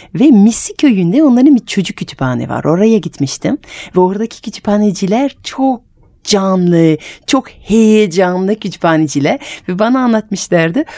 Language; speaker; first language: Turkish; non-native, fluent; French